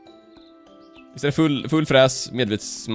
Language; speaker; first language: Swedish; native; Swedish